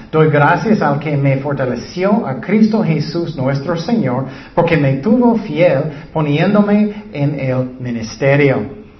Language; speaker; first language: Spanish; non-native, learner; English